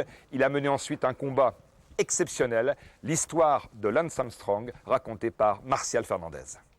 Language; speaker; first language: French; native; French